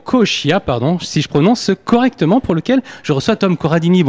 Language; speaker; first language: French; native; French